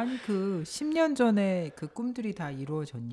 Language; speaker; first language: Korean; native; Korean